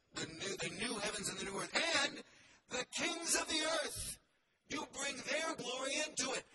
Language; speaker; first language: English; native; English